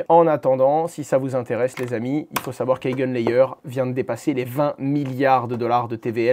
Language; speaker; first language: French; native; French